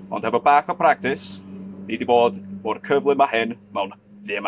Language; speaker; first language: Welsh; non-native, learner; English